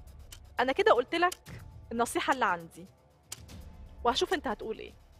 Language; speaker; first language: Arabic; native; Arabic